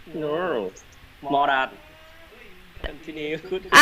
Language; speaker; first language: English; non-native, learner; Vietnamese